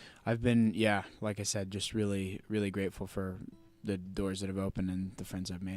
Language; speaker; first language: English; native; English